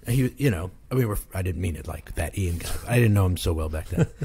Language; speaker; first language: English; native; English